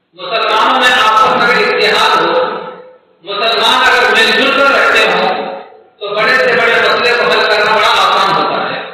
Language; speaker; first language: Urdu; native; Urdu